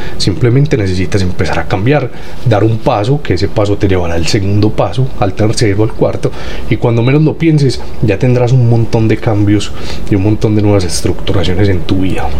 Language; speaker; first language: Spanish; native; Spanish